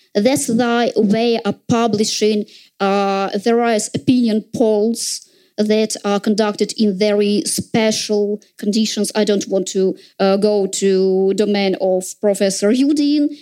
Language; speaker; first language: English; non-native, fluent; Russian